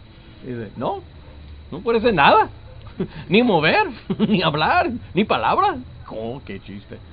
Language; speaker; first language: Spanish; non-native, learner; English